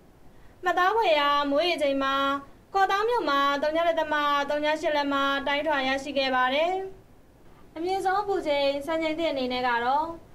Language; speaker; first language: Burmese; native; Burmese